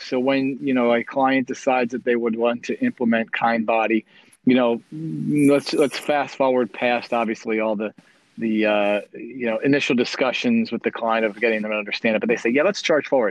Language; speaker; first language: English; native; English